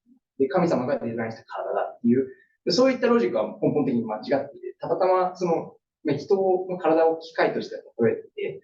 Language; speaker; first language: Japanese; native; Japanese